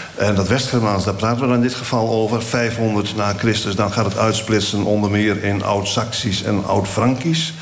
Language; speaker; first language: Dutch; native; Dutch